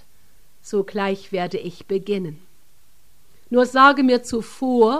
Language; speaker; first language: German; native; German